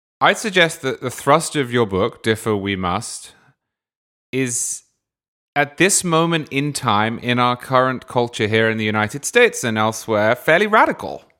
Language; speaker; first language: English; native; English